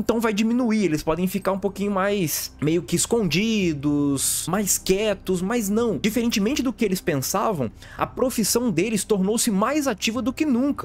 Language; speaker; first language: Portuguese; native; Portuguese